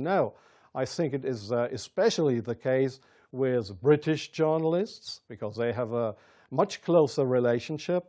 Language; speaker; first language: English; non-native, fluent; German